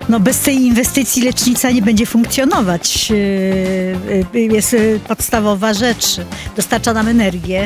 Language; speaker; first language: Polish; native; Polish